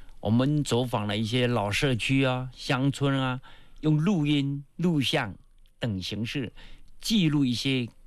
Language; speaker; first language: Chinese; non-native, local second language; Min Nan Chinese